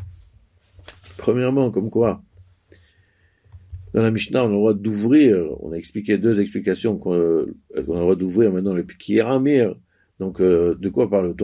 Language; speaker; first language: French; native; French